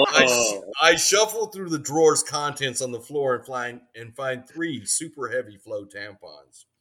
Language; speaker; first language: English; native; English